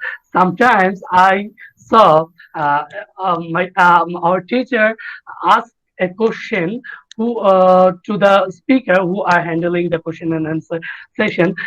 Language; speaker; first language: English; non-native, fluent; Bangla